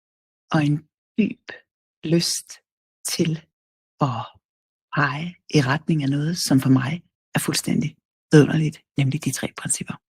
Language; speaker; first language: Danish; native; Danish